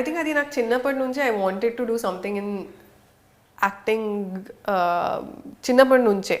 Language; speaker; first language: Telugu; non-native, fluent; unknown